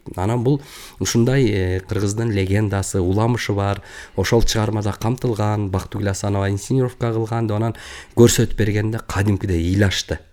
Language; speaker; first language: Kyrgyz; native; Kyrgyz